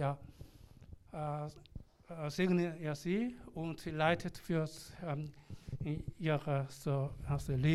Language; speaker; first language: German; non-native, learner; Korean